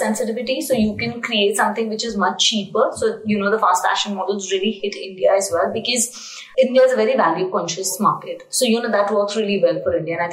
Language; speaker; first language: English; non-native, local second language; Hindi